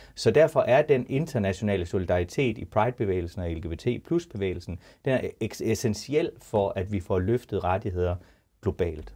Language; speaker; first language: Danish; native; Danish